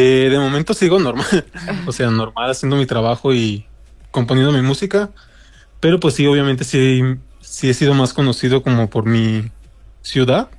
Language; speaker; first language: Spanish; native; Spanish